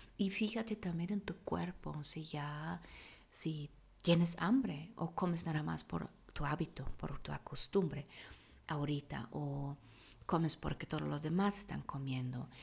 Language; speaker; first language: Spanish; non-native, fluent; German